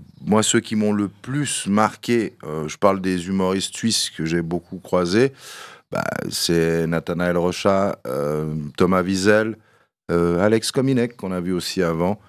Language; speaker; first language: French; early bilingual, other home language; Kabyle